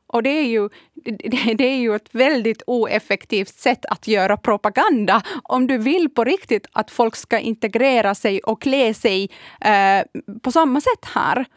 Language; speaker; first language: Swedish; non-native, fluent; Kurdish